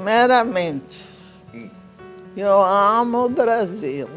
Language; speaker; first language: Portuguese; non-native, fluent; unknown